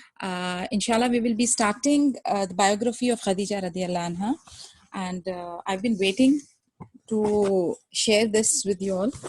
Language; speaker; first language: English; non-native, local second language; Urdu